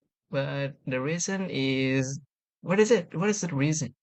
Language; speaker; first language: English; non-native, learner; Vietnamese